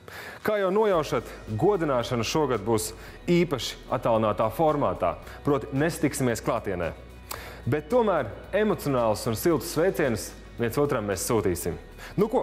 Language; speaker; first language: Latvian; native; Latvian